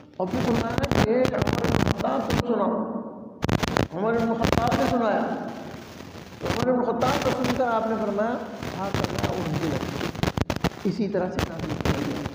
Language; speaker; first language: Urdu; non-native, local second language; Punjabi